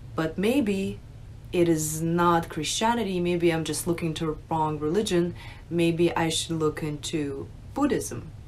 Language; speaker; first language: English; early bilingual, other home language; Russian